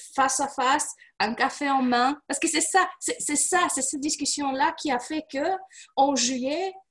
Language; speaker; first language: French; non-native, fluent; Romanian